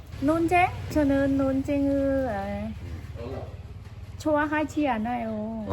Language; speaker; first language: Korean; non-native, learner; Khmer